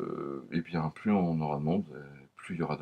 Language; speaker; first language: French; native; French